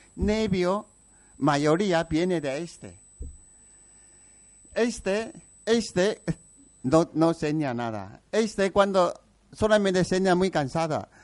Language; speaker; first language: Spanish; non-native, learner; Chinese